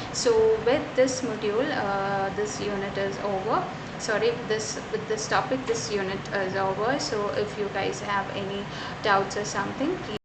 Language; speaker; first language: English; non-native, local second language; Malayalam